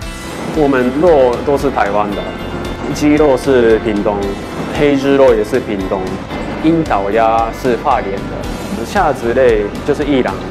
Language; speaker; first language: Chinese; non-native, fluent; Japanese